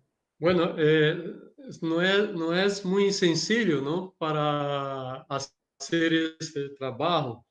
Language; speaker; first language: Spanish; non-native, learner; Portuguese